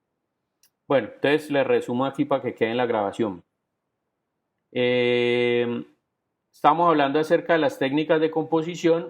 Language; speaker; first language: Spanish; native; Spanish